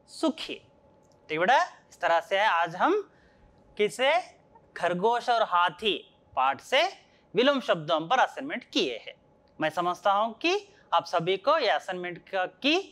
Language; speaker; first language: Hindi; non-native, local second language; Telugu